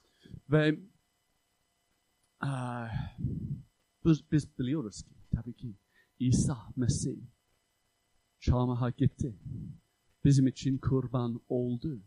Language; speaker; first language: Turkish; non-native, fluent; English